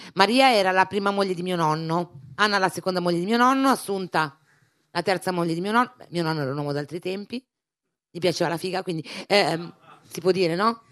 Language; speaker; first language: Italian; native; Italian